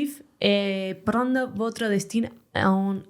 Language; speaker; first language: French; non-native, learner; Spanish